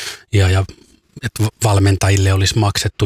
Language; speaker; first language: Finnish; native; Finnish